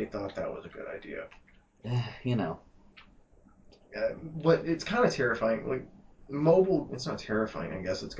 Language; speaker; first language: English; native; English